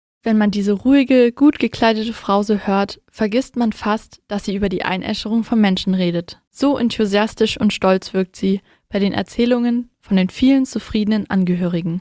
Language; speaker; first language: German; native; German